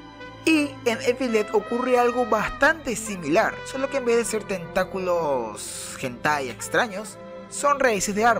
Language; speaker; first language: Spanish; native; Spanish